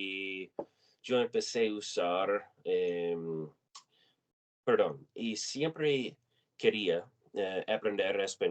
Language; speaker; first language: Spanish; non-native, learner; English